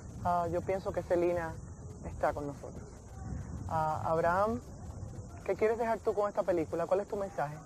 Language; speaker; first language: Spanish; native; Spanish